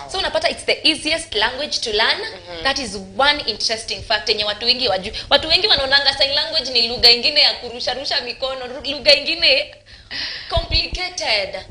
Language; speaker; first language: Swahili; native; Swahili